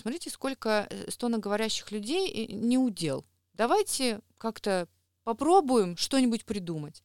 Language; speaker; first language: Russian; native; Russian